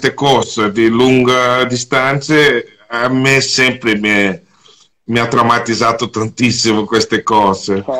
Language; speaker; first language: Italian; non-native, fluent; Portuguese